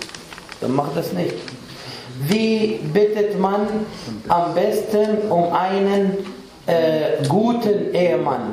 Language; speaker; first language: German; non-native, fluent; Arabic